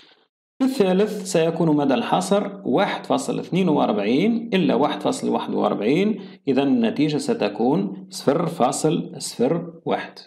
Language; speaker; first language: Arabic; native; Arabic